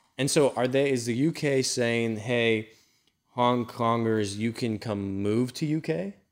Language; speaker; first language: English; native; English